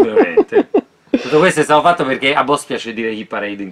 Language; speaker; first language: Italian; native; Italian